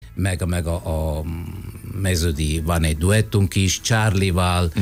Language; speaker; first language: Hungarian; non-native, learner; Italian